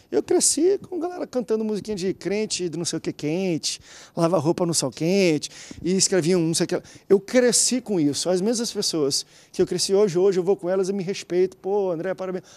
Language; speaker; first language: Portuguese; native; Portuguese